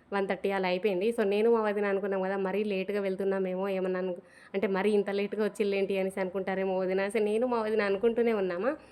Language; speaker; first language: Telugu; native; Telugu